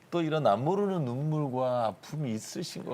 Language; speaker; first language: Korean; native; Korean